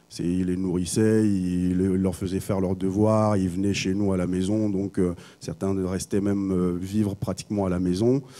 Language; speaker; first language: French; early bilingual, other home language; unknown